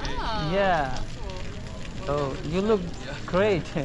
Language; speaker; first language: English; non-native, learner; Hindi